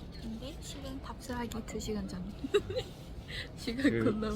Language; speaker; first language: Korean; non-native, fluent; Japanese